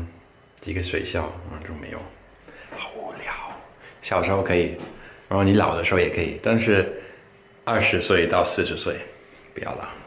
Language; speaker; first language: Chinese; non-native, fluent; English